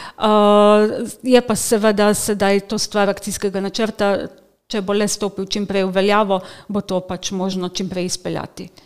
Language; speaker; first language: Slovenian; native; Slovenian